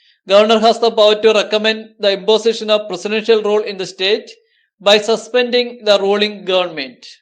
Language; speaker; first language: English; non-native, local second language; Malayalam